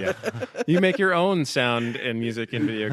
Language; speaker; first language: English; native; English